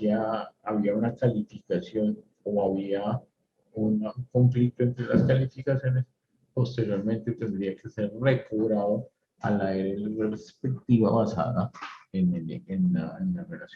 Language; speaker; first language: Spanish; native; Spanish